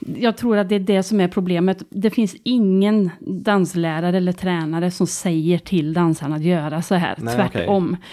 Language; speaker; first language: Swedish; native; Swedish